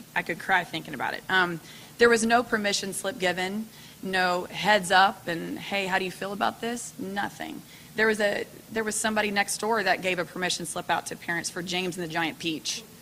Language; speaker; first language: English; native; English